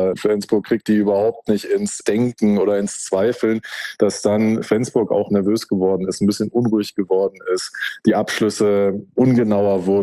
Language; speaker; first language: German; native; German